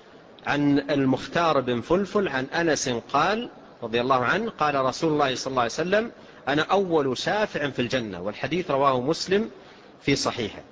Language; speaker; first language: Arabic; native; Arabic